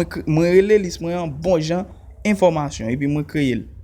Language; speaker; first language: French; non-native, learner; Haitian Creole